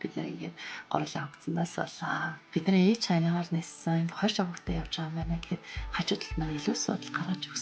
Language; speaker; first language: Mongolian; native; Mongolian